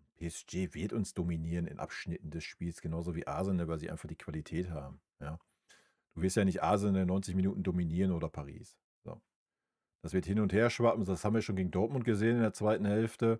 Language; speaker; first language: German; native; German